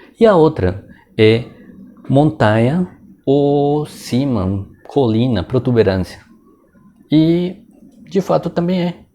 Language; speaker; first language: Portuguese; non-native, fluent; Spanish